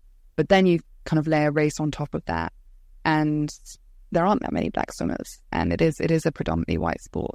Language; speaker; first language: English; native; English